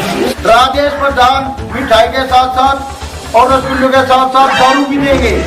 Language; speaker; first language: Hindi; native; Hindi